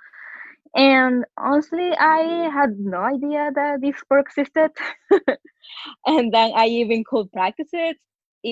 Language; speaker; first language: English; non-native, fluent; Spanish